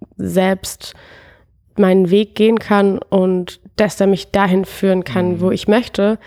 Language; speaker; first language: German; native; German